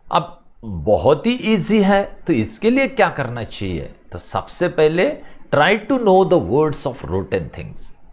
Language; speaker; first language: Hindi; non-native, local second language; Marathi